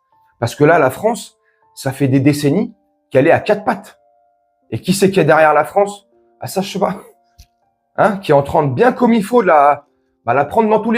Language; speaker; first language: French; native; French